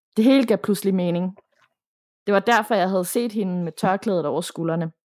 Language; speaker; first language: Danish; native; Danish